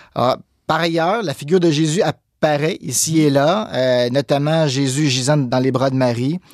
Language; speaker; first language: French; native; French